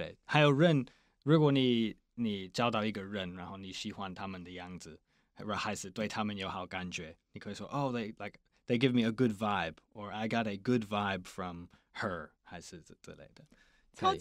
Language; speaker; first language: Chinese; non-native, fluent; English